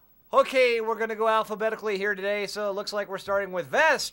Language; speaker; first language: English; native; English